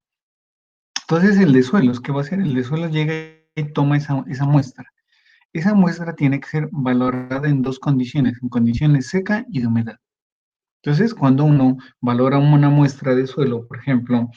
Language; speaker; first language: Spanish; native; Spanish